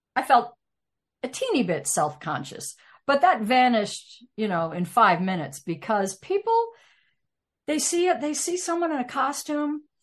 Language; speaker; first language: English; native; English